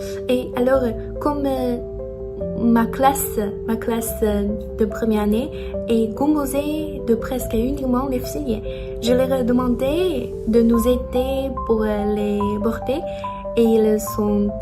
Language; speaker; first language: French; non-native, learner; Chinese